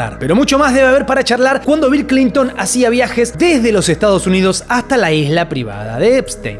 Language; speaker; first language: Spanish; native; Spanish